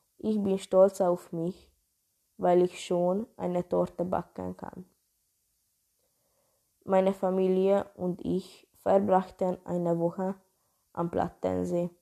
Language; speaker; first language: German; non-native, learner; Hungarian